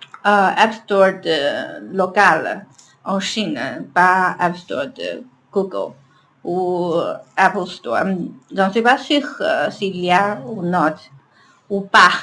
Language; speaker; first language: French; non-native, learner; Chinese